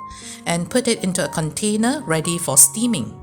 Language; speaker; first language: English; native; English